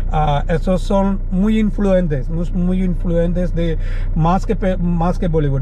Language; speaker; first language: Spanish; non-native, learner; Malayalam